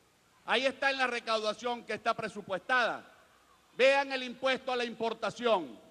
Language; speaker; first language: Spanish; native; Spanish